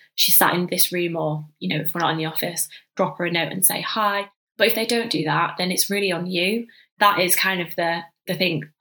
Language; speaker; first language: English; native; English